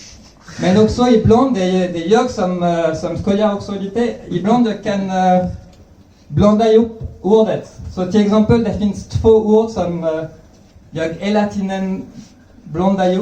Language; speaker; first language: Swedish; non-native, fluent; French